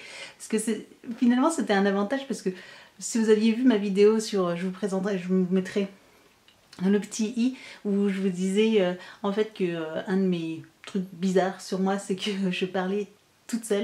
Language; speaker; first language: French; native; French